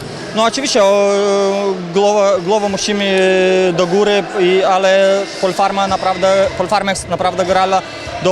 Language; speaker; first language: Polish; non-native, fluent; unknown